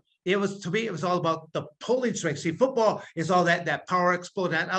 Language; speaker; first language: English; native; English